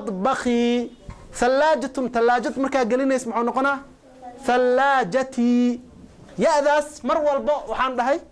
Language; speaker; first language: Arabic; non-native, local second language; Somali